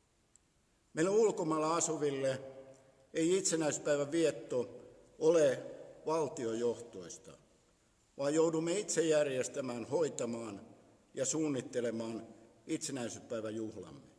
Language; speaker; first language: Finnish; native; Finnish